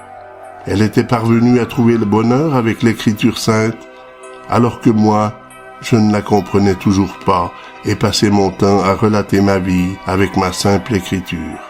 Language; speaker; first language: French; native; French